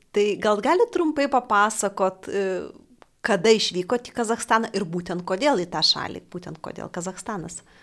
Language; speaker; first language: Lithuanian; native; Lithuanian